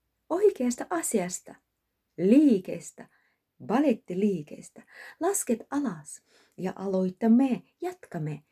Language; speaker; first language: Finnish; non-native, learner; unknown